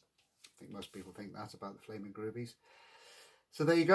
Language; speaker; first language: English; native; English